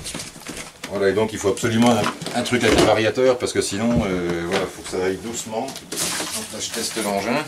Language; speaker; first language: French; native; French